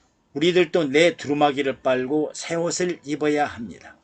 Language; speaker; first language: Korean; native; Korean